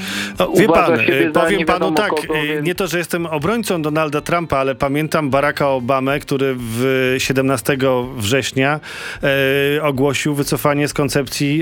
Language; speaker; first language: Polish; native; Polish